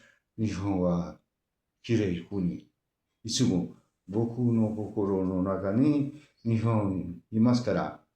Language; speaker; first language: Japanese; non-native, learner; Spanish